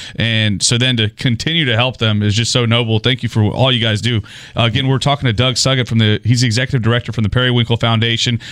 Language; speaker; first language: English; native; English